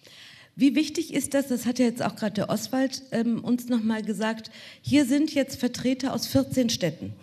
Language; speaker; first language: German; native; German